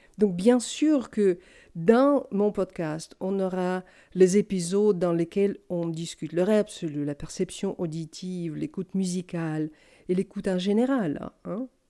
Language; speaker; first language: French; non-native, fluent; Russian